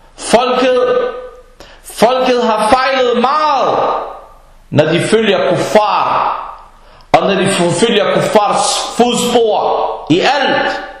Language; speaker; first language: Danish; early bilingual, other home language; Arabic